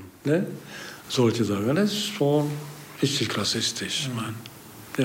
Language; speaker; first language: German; non-native, learner; Hungarian